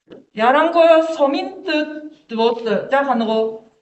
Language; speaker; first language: Mongolian; non-native, learner; Japanese